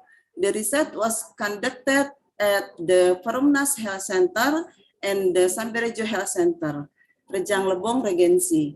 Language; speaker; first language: English; non-native, fluent; Indonesian